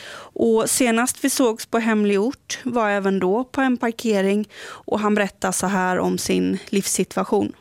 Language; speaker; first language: Swedish; native; Swedish